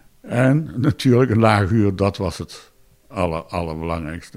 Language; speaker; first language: Dutch; native; Dutch